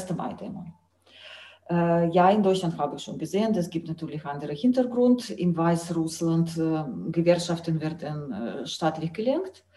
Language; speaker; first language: German; non-native, fluent; Russian